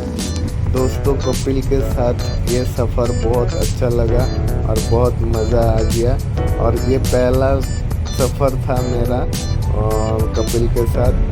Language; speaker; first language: Hindi; non-native, local second language; Assamese